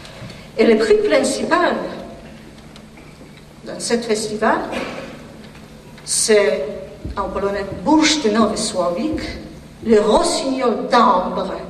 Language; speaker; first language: French; non-native, fluent; Polish